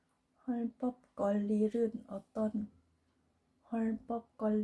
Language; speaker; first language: Korean; non-native, learner; Thai